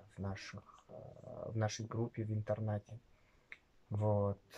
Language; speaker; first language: Russian; non-native, local second language; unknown